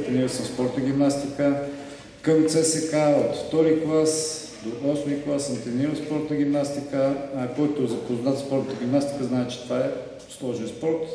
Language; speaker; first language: Bulgarian; native; Bulgarian